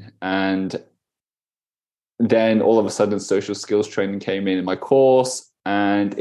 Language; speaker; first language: English; native; English